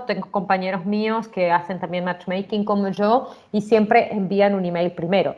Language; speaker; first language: Spanish; native; Spanish